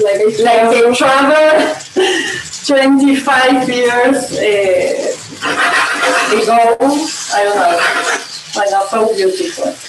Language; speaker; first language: English; non-native, learner; Spanish